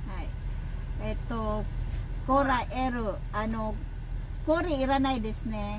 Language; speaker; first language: Japanese; non-native, learner; Filipino